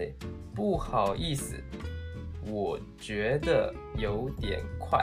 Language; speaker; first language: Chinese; non-native, learner; Japanese